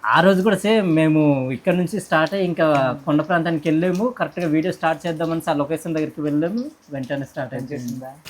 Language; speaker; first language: Telugu; non-native, local second language; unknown